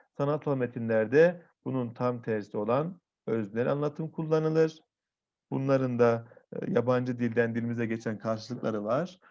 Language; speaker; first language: Turkish; native; Turkish